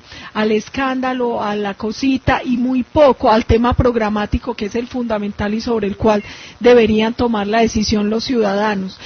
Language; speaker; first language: Spanish; native; Spanish